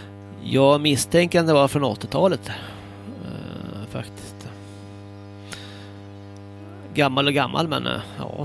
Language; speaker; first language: Swedish; native; Swedish